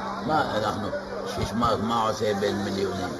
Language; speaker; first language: Hebrew; non-native, local second language; Arabic